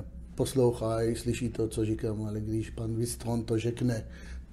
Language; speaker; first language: Czech; non-native, fluent; Hebrew